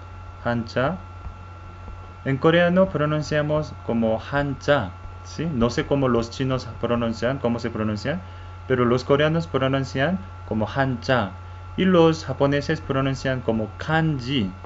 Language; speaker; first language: Spanish; non-native, fluent; Korean